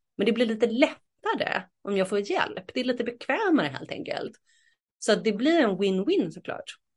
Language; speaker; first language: Swedish; native; Swedish